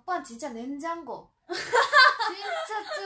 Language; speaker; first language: Korean; non-native, fluent; Japanese